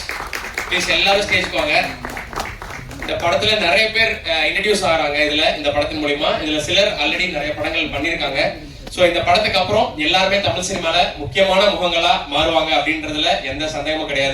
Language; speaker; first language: Tamil; native; Tamil